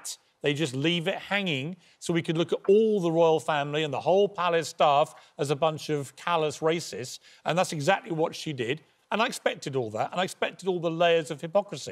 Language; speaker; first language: English; native; English